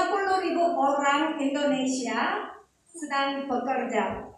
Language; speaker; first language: Indonesian; non-native, learner; Korean